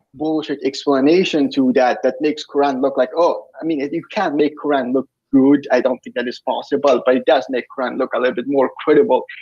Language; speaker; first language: English; non-native, fluent; Persian